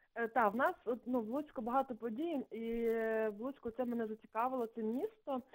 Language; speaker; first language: Ukrainian; native; Ukrainian